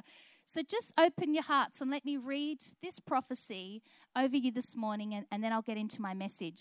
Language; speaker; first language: English; native; English